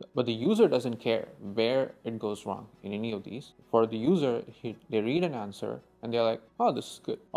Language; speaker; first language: English; non-native, local second language; Tamil